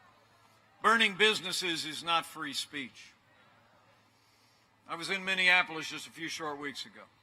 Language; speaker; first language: English; native; English